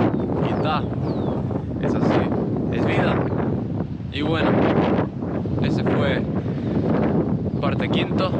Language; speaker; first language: Spanish; non-native, learner; Estonian